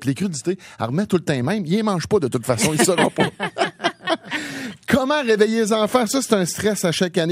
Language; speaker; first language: French; native; French